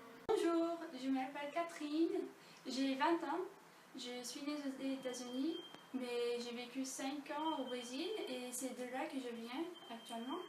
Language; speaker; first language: French; non-native, fluent; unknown